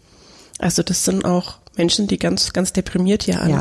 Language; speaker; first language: German; native; German